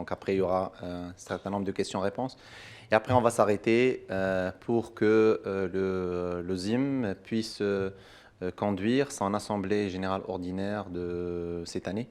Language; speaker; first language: French; non-native, local second language; Arabic